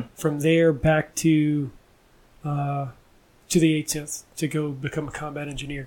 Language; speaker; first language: English; native; English